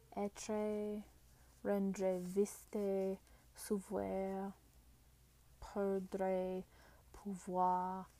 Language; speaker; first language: French; non-native, learner; English